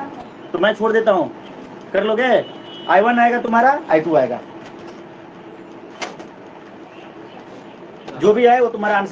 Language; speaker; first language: Hindi; native; Hindi